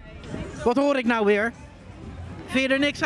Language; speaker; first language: Dutch; native; Dutch